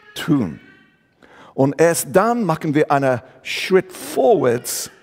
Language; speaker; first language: German; non-native, fluent; English